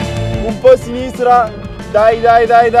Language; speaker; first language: Italian; non-native, learner; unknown